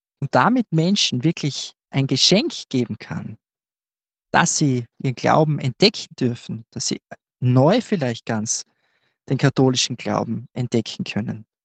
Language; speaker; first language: German; native; German